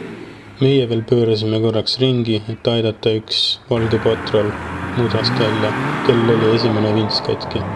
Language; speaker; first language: Estonian; native; Estonian